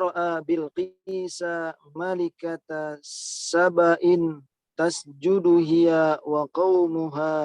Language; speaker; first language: Arabic; non-native, learner; Indonesian